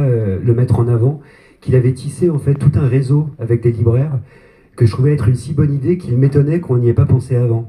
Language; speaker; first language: French; native; French